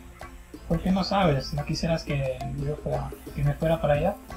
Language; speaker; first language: Spanish; non-native, fluent; Haitian Creole